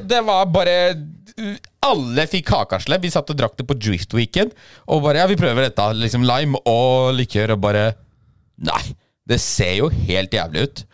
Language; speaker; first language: Norwegian; early bilingual, other home language; Polish